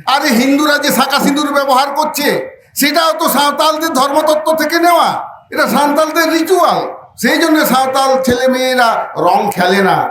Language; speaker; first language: Bangla; non-native, local second language; Santali